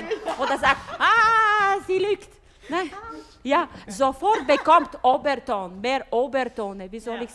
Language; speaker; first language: German; non-native, fluent; Bulgarian